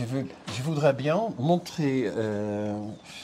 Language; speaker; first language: French; non-native, fluent; Dutch